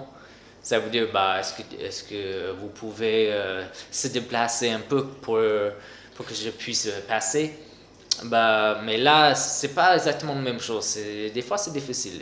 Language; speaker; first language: French; non-native, fluent; English